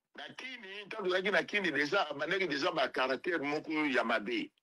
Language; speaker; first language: Lingala; native; Lingala